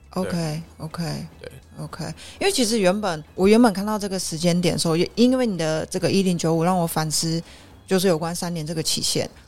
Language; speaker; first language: Chinese; native; Chinese